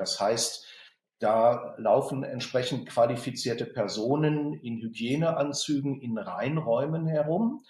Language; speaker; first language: German; native; German